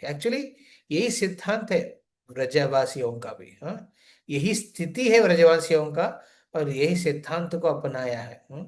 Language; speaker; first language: Hindi; non-native, local second language; Telugu